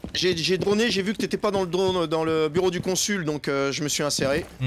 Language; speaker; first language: French; native; French